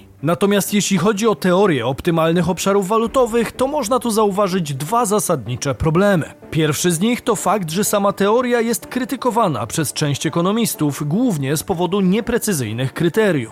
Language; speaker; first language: Polish; native; Polish